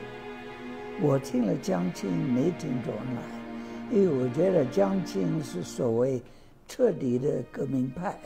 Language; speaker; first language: Chinese; non-native, fluent; English